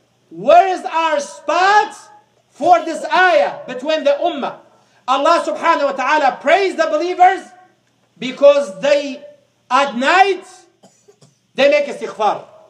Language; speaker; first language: English; non-native, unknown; Arabic